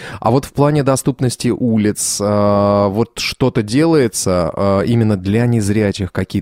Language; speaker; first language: Russian; non-native, learner; Czech